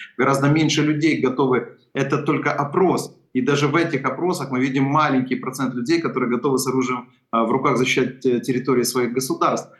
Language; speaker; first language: Russian; non-native, local second language; Ukrainian